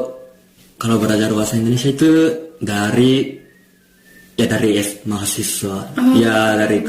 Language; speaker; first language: Indonesian; non-native, learner; Japanese